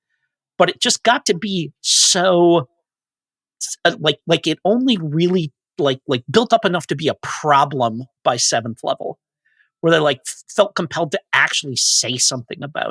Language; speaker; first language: English; native; English